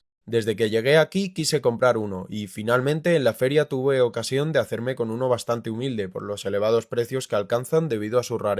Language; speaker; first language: Spanish; native; Spanish